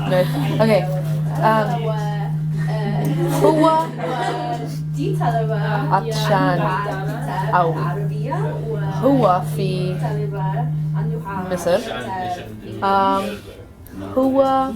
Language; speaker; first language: Arabic; non-native, learner; English